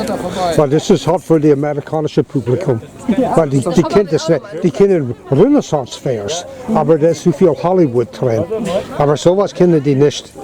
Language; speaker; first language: German; non-native, fluent; English